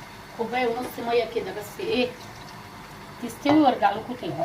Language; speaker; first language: Arabic; native; Arabic